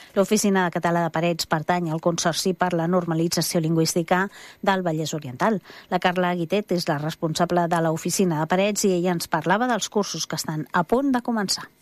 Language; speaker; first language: Catalan; native; Catalan